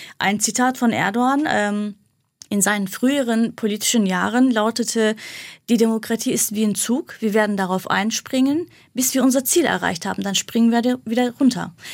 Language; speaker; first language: German; non-native, fluent; Kurdish